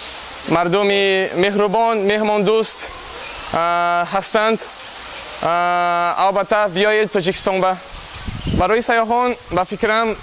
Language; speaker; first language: Persian; non-native, learner; Portuguese